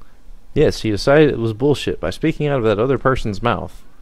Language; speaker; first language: English; native; English